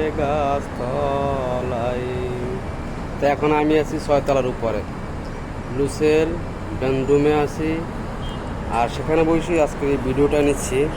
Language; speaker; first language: Bangla; native; Bangla